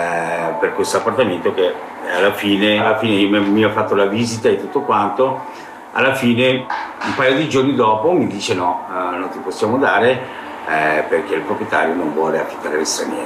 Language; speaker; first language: Italian; non-native, fluent; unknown